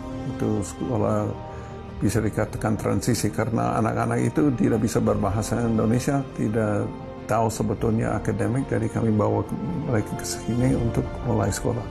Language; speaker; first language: Indonesian; non-native, fluent; English